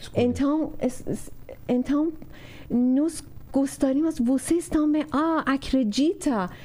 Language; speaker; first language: Portuguese; non-native, learner; Persian